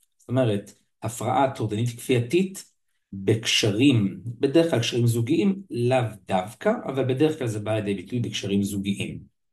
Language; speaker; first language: Hebrew; native; Hebrew